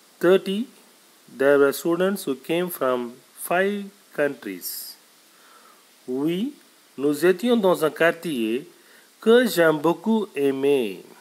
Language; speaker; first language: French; non-native, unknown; Tamil